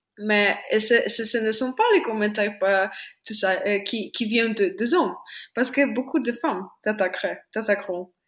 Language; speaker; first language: French; non-native, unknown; Polish